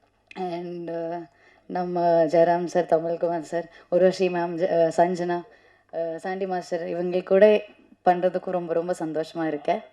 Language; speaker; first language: Tamil; non-native, learner; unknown